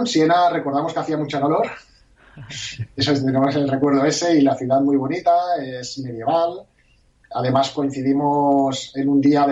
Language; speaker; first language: Spanish; native; Spanish